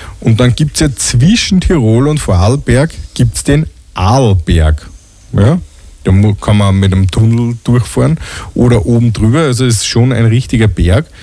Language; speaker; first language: German; native; German